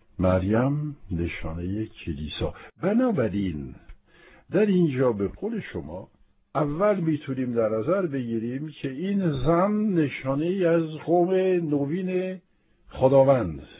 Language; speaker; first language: Persian; non-native, fluent; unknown